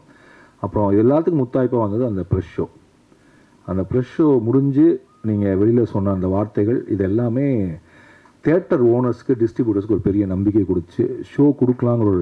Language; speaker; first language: Tamil; native; Tamil